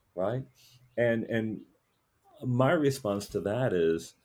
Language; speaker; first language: English; native; English